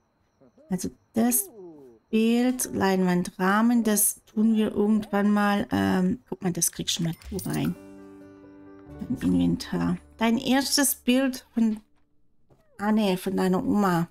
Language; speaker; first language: German; native; German